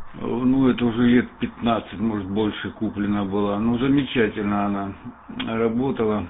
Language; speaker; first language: Russian; native; Russian